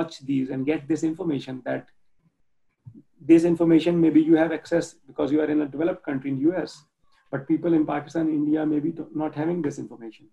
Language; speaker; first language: English; non-native, local second language; Urdu